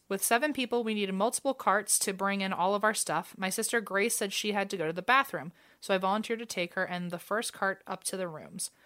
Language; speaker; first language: English; native; English